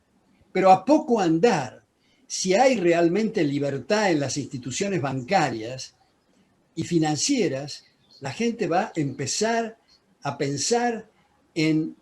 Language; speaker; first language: Spanish; native; Spanish